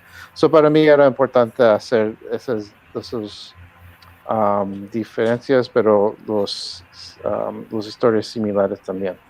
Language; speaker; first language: Spanish; early bilingual, heritage; Spanish